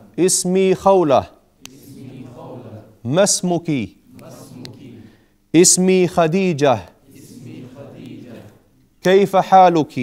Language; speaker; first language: Arabic; non-native, fluent; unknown